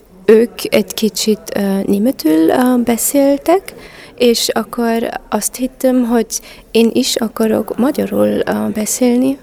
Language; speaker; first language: Hungarian; non-native, learner; German